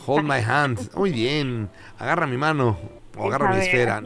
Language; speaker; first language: Spanish; native; Spanish